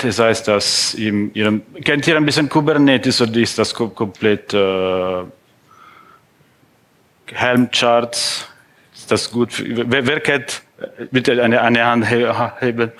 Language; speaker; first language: German; non-native, fluent; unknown